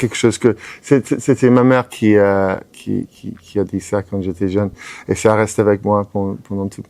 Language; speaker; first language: French; non-native, fluent; English